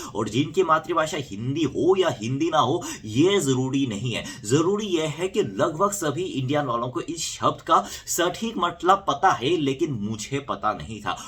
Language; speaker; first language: Hindi; non-native, fluent; Korean